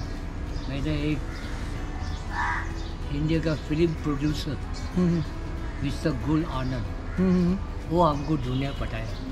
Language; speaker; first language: Hindi; non-native, local second language; Chinese